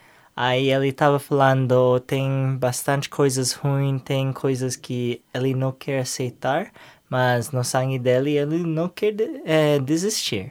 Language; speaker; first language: Portuguese; non-native, learner; English